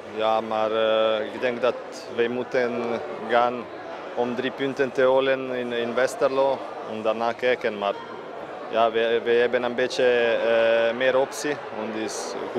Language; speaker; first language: Dutch; non-native, fluent; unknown